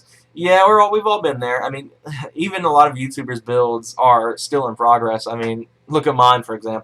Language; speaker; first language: English; native; English